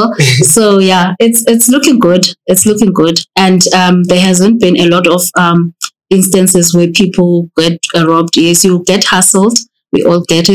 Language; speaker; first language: English; non-native, local second language; Xhosa